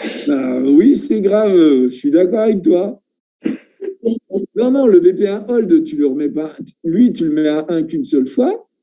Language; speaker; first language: French; native; French